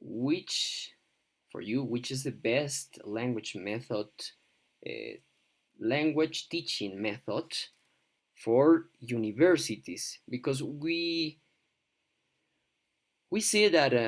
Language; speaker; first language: English; non-native, fluent; Spanish